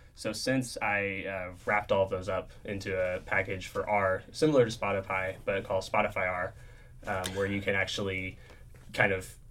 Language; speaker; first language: English; native; English